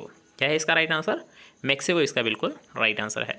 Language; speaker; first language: Hindi; native; Hindi